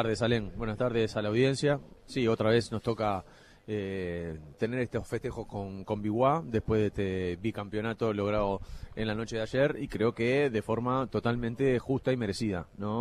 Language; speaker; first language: Spanish; native; Spanish